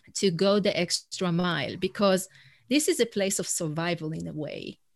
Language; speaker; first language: English; non-native, fluent; Hebrew